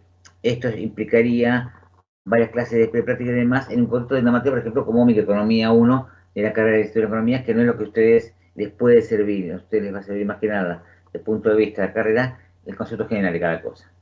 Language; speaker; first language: Spanish; native; Spanish